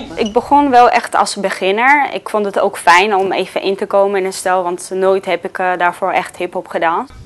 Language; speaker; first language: Dutch; non-native, fluent; Polish